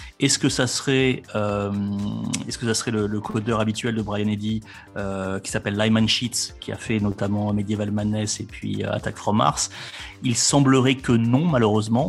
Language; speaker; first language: French; native; French